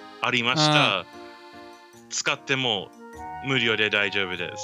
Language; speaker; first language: Japanese; non-native, learner; English